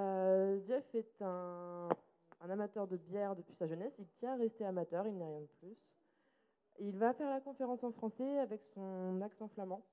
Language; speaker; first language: French; native; French